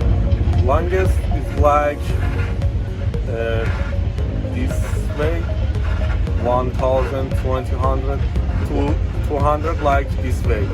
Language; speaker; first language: English; non-native, learner; Persian